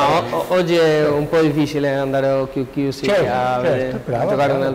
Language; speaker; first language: Italian; non-native, learner; Spanish